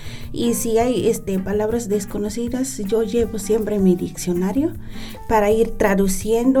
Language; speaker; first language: Spanish; non-native, local second language; Tzeltal